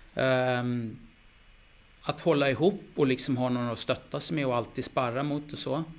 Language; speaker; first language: Swedish; native; Swedish